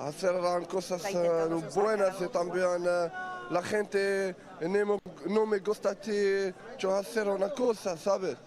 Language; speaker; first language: Spanish; non-native, learner; Arabic